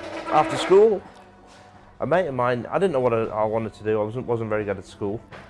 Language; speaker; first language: English; native; English